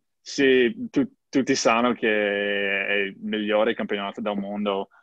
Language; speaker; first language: Italian; non-native, learner; English